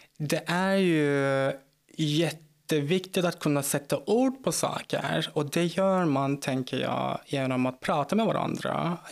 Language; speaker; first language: Swedish; non-native, fluent; Turkish